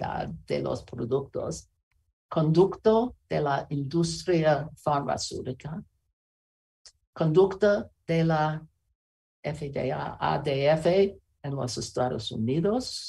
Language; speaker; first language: Spanish; non-native, learner; English